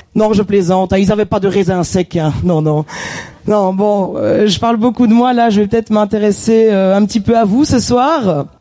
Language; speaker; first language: French; native; French